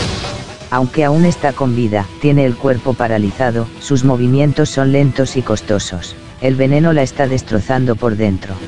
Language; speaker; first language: Spanish; native; Spanish